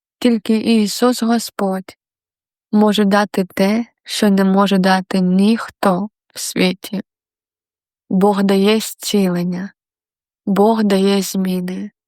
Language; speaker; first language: Ukrainian; non-native, local second language; Russian